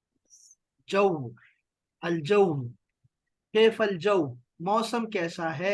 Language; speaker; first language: Urdu; native; Urdu